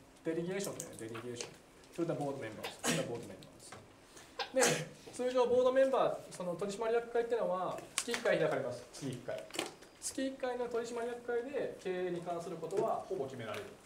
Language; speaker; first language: Japanese; native; Japanese